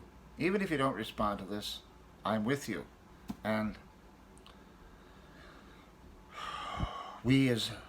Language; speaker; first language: English; native; English